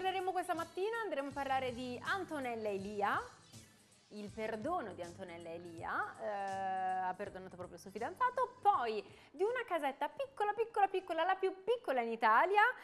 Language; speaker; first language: Italian; native; Italian